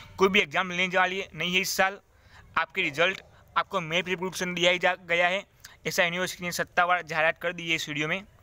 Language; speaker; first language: Hindi; non-native, local second language; Gujarati